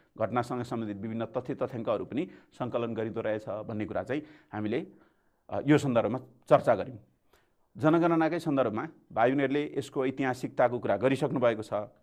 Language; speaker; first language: Nepali; native; Nepali